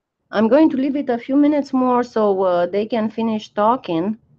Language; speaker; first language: English; non-native, fluent; Romanian